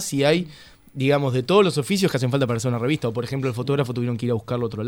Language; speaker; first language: Spanish; native; Spanish